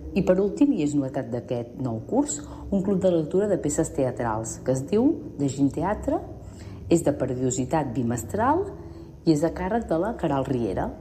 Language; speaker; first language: Catalan; native; Catalan